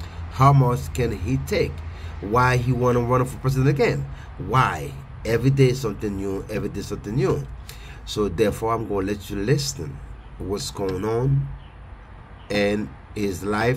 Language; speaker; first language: English; non-native, fluent; Haitian Creole